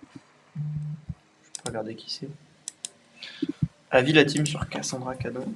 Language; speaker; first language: French; native; French